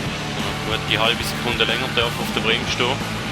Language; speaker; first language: German; native; German